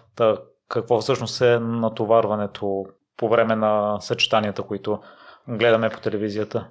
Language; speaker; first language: Bulgarian; native; Bulgarian